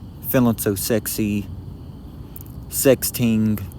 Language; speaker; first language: English; native; English